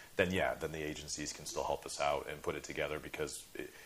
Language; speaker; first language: English; native; English